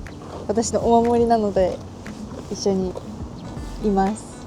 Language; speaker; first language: Japanese; native; Japanese